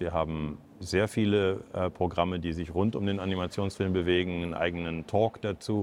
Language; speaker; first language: German; native; German